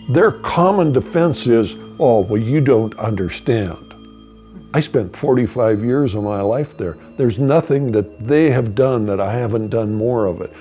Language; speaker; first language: English; native; English